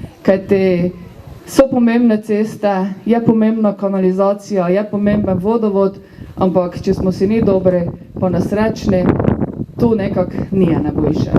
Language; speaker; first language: Slovenian; native; Slovenian